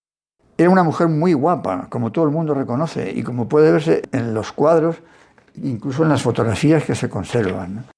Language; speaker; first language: Spanish; native; Spanish